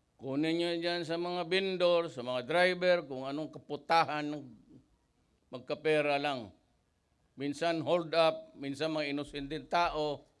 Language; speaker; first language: Filipino; non-native, local second language; Cebuano